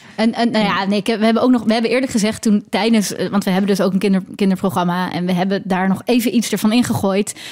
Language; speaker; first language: Dutch; native; Dutch